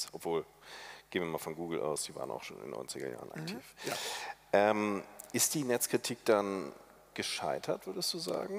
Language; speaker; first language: German; native; German